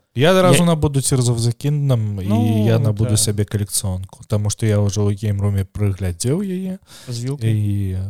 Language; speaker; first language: Belarusian; non-native, local second language; Russian